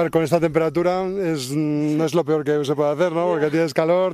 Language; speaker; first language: Spanish; native; Spanish